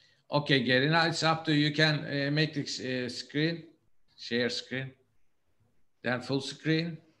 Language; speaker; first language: English; non-native, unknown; Turkish